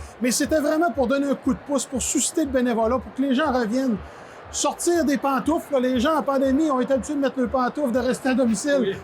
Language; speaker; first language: French; native; French